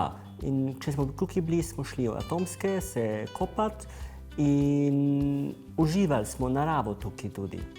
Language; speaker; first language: Slovenian; early bilingual, heritage; German